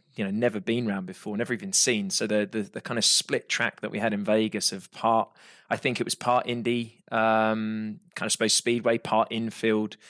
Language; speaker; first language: English; native; English